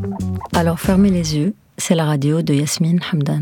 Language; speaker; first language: French; non-native, local second language; Arabic